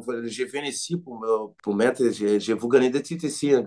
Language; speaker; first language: French; non-native, learner; Portuguese